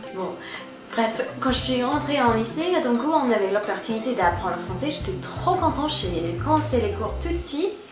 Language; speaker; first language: French; non-native, fluent; English